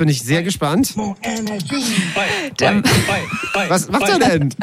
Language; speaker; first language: German; native; German